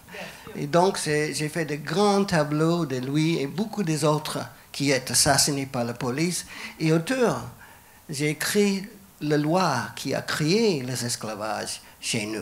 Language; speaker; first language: French; non-native, fluent; English